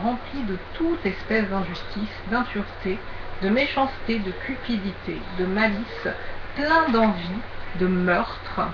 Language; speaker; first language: French; native; French